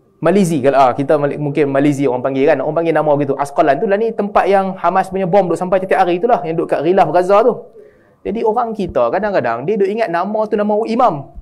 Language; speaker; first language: Malay; native; Malay